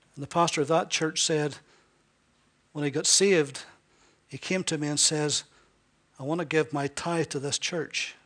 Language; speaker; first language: English; native; English